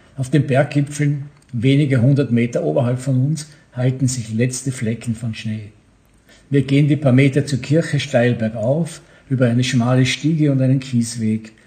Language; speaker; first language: German; native; German